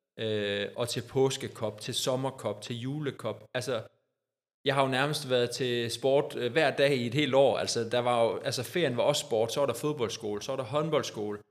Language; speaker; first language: Danish; native; Danish